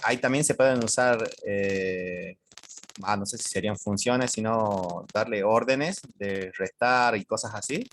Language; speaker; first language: Spanish; native; Spanish